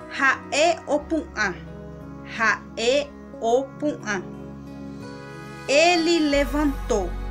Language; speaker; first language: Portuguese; non-native, local second language; Guarani